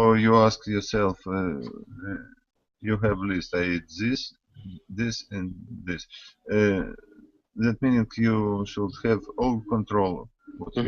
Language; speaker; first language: English; non-native, learner; Russian